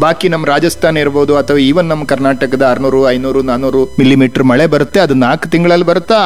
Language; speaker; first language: Kannada; non-native, local second language; Malayalam